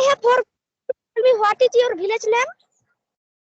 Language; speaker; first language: English; non-native, learner; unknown